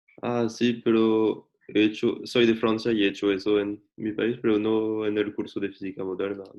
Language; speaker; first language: Spanish; non-native, fluent; French